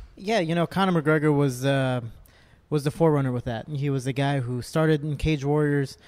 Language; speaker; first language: English; native; English